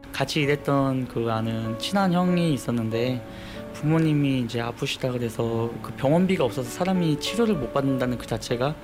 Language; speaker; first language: Korean; native; Korean